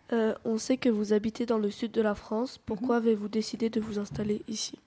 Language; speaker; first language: French; native; French